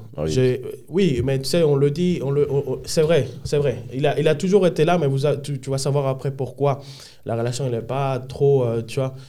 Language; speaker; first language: French; non-native, fluent; Spanish